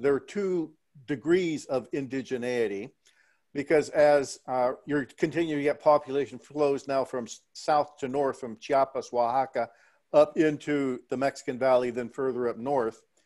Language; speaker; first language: English; early bilingual, other home language; Spanish